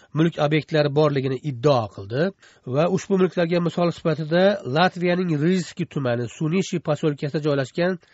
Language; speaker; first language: Uzbek; native; Uzbek